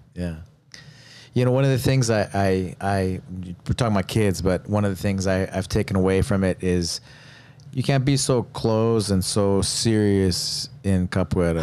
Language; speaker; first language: English; native; English